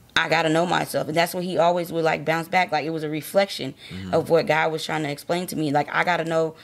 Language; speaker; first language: English; native; English